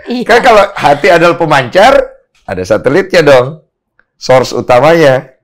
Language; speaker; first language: Indonesian; native; Indonesian